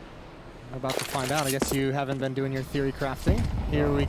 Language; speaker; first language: English; native; English